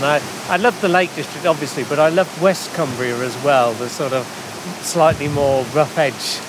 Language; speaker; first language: English; native; English